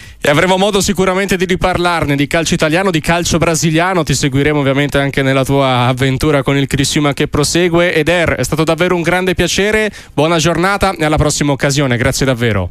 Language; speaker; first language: Italian; native; Italian